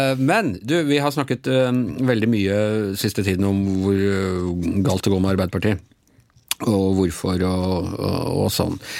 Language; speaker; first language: Norwegian; native; Norwegian